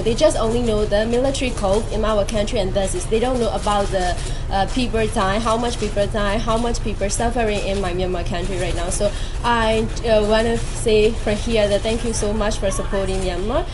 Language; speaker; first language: English; non-native, fluent; Burmese